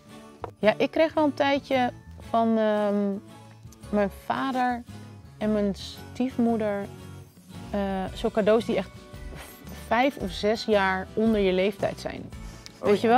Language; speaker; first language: Dutch; native; Dutch